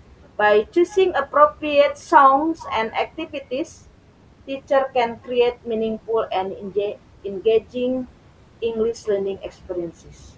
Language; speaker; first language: English; non-native, learner; Indonesian